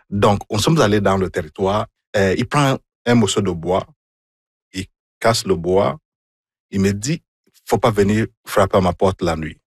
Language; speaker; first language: French; non-native, fluent; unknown